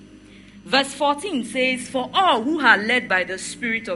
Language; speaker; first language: English; non-native, local second language; Igbo